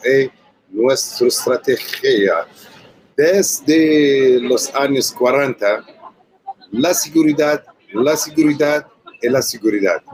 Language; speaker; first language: Spanish; non-native, learner; Arabic